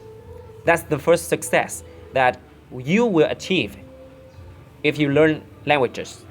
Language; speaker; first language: English; non-native, learner; Vietnamese